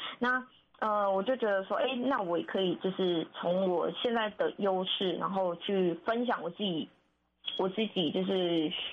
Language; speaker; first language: Chinese; native; Chinese